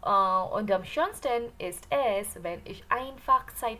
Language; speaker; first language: German; non-native, learner; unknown